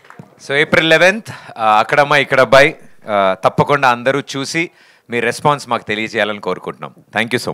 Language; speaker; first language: Telugu; native; Telugu